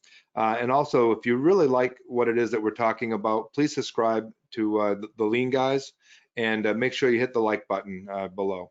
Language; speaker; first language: English; native; English